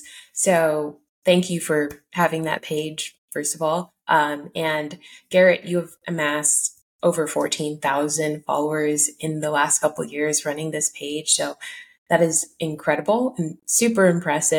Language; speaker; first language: English; early bilingual, other home language; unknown